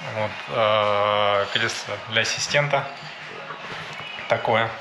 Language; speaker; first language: Russian; native; Russian